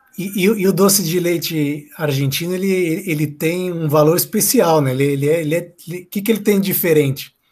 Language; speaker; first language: Portuguese; native; Portuguese